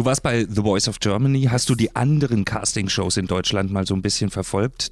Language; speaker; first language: German; native; German